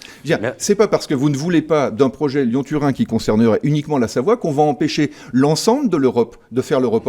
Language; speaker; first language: French; native; French